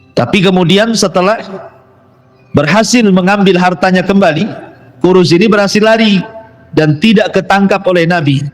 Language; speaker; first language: Malay; native; Malay